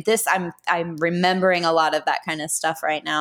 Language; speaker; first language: English; native; English